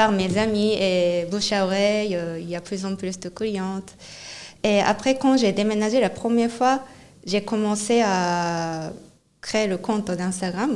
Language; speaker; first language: French; non-native, fluent; Japanese